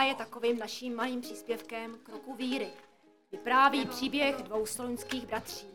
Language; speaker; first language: Czech; native; Czech